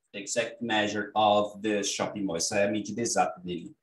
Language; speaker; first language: English; non-native, fluent; Portuguese